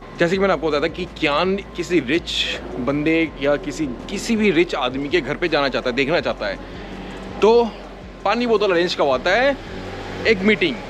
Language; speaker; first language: Hindi; native; Hindi